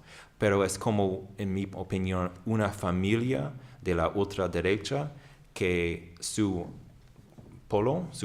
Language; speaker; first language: Spanish; non-native, fluent; English